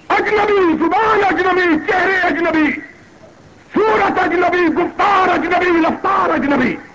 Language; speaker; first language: Urdu; non-native, local second language; Punjabi